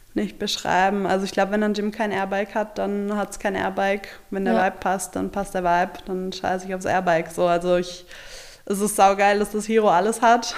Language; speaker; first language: German; native; German